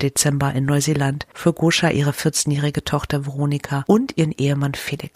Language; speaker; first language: German; native; German